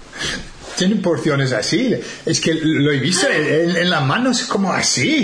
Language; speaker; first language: Spanish; non-native, fluent; English